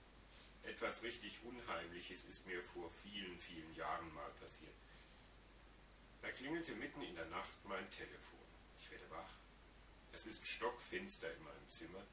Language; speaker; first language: German; native; German